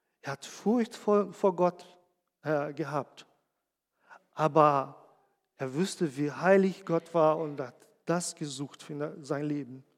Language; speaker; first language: German; non-native, fluent; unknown